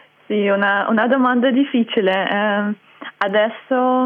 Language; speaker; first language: Italian; non-native, fluent; Russian